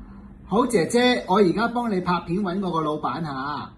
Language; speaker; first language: Cantonese; native; Cantonese